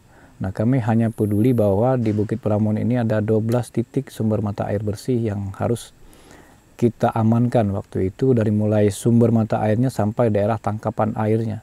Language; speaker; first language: Indonesian; non-native, local second language; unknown